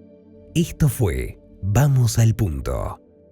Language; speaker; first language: Spanish; native; Spanish